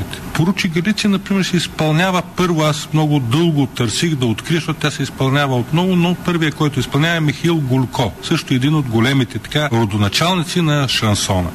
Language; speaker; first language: Bulgarian; native; Bulgarian